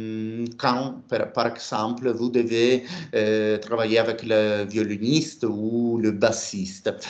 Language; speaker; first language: French; non-native, fluent; Italian